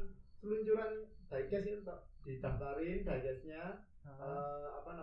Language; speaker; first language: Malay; non-native, local second language; Javanese